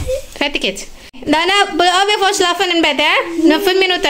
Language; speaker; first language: German; non-native, learner; Indonesian